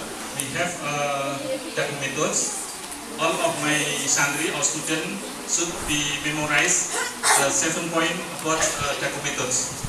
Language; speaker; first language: English; non-native, learner; Indonesian